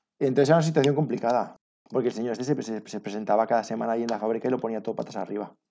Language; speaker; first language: Spanish; native; Spanish